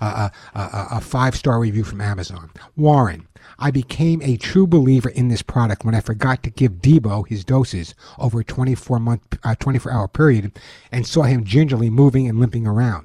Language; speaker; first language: English; native; English